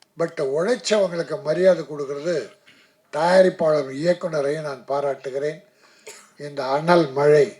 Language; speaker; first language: Tamil; native; Tamil